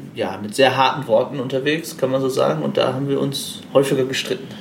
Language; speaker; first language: German; native; German